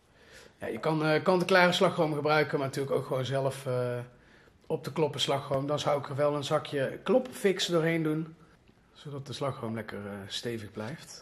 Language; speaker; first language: Dutch; native; Dutch